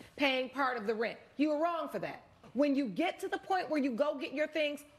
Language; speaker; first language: English; native; English